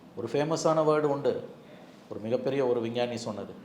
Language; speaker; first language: Tamil; native; Tamil